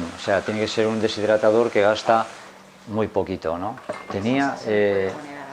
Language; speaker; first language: Spanish; native; Spanish